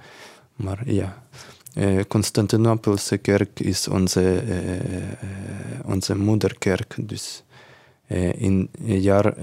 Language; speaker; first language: Dutch; non-native, learner; Ukrainian